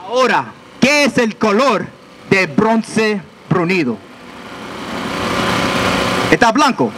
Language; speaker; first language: Spanish; non-native, learner; English